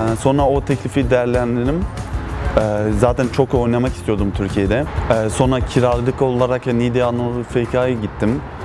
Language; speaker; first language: Turkish; early bilingual, heritage; Turkish